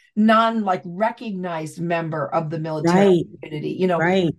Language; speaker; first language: English; native; English